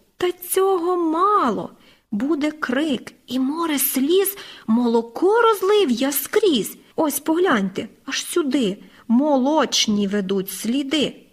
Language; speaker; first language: Ukrainian; native; Ukrainian